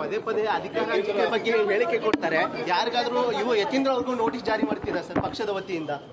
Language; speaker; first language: Kannada; native; Kannada